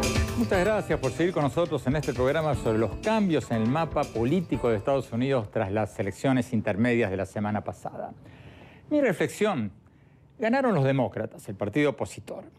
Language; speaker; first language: Spanish; native; Spanish